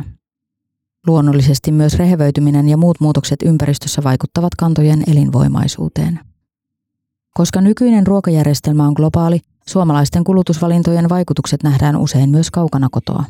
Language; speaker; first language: Finnish; native; Finnish